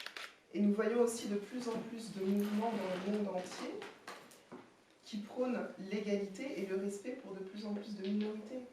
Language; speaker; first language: French; native; French